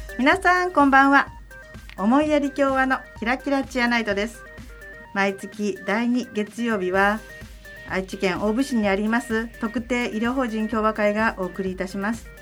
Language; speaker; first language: Japanese; native; Japanese